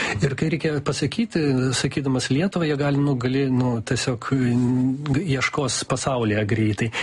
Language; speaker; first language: Lithuanian; non-native, local second language; Russian